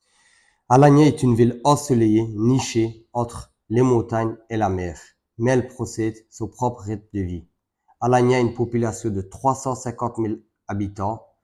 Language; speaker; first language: French; non-native, fluent; Turkish